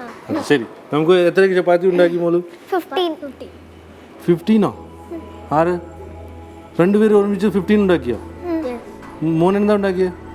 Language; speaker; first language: Malayalam; non-native, fluent; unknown